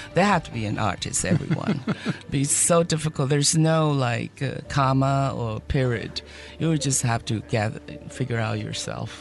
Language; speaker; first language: English; non-native, fluent; Chinese